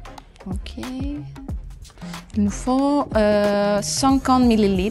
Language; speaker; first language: French; non-native, local second language; Dutch